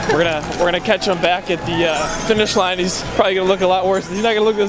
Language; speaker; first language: English; native; English